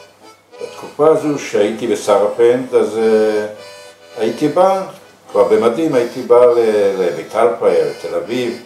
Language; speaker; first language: Hebrew; early bilingual, other home language; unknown